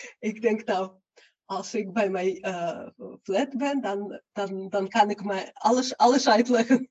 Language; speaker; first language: Dutch; non-native, fluent; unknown